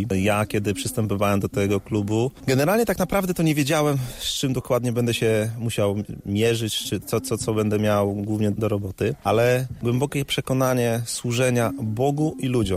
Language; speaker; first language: Polish; native; Polish